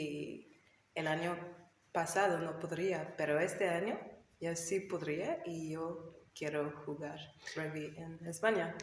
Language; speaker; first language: Spanish; non-native, learner; English